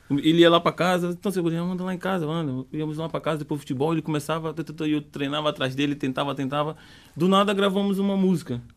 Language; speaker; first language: Portuguese; native; Portuguese